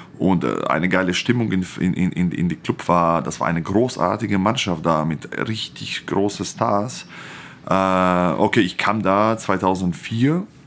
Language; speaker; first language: German; non-native, fluent; Croatian